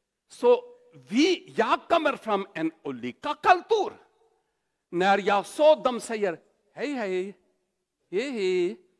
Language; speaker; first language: Swedish; non-native, learner; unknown